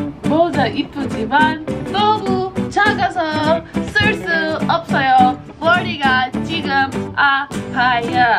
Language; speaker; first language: Korean; non-native, learner; English